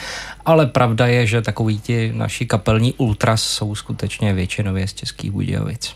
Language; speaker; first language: Czech; native; Czech